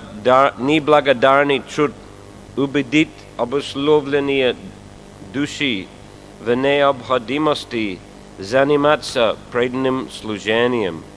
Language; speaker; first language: Russian; non-native, fluent; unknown